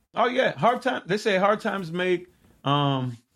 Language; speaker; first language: English; early bilingual, other home language; Haitian Creole